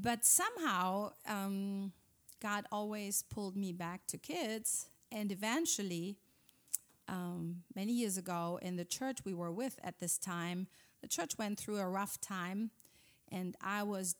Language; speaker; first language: English; non-native, fluent; German